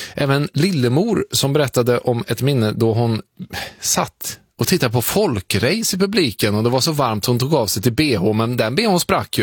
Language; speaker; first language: Swedish; native; Swedish